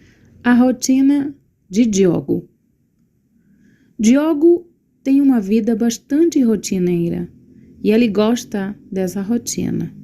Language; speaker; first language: Portuguese; non-native, learner; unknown